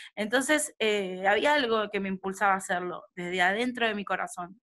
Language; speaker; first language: Spanish; native; Spanish